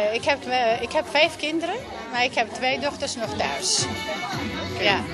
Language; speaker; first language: Dutch; non-native, learner; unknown